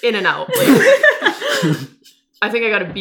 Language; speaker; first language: English; non-native, fluent; Swedish